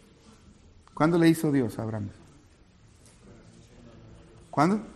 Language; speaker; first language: Spanish; native; Spanish